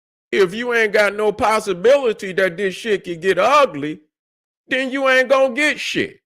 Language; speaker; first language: English; native; English